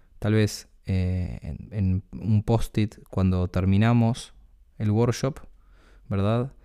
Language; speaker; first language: Spanish; native; Spanish